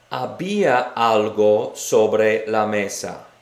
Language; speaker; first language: Spanish; non-native, fluent; English